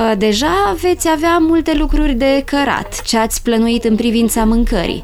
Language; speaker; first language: Romanian; native; Romanian